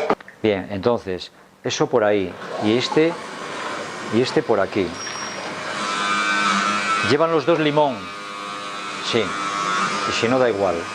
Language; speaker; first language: Spanish; native; Spanish